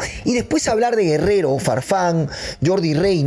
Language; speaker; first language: Spanish; native; Spanish